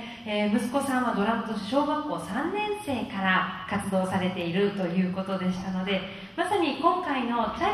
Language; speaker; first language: Japanese; native; Japanese